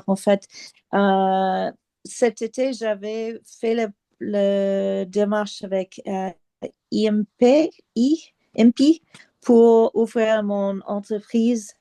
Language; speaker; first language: French; non-native, fluent; English